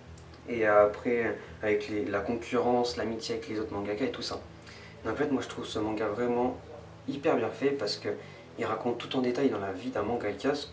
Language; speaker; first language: French; native; French